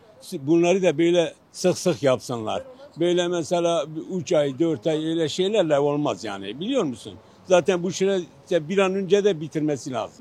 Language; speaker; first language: Turkish; non-native, local second language; Kurdish